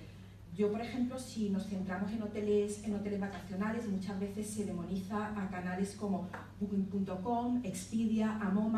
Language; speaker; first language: Spanish; native; Spanish